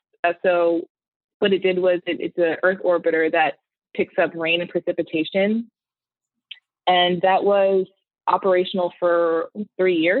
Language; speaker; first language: English; native; English